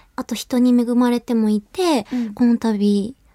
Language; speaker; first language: Japanese; native; Japanese